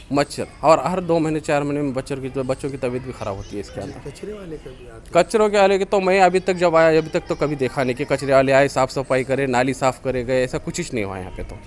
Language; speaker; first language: Hindi; non-native, local second language; Urdu